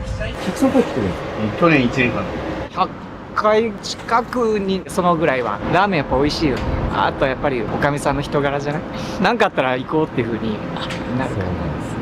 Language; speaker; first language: Japanese; native; Japanese